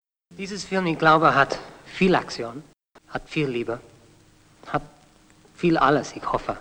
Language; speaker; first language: German; non-native, learner; Spanish